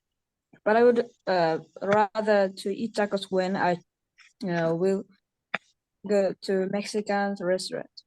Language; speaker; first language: English; non-native, learner; Uzbek